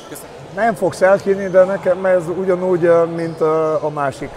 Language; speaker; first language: Hungarian; non-native, fluent; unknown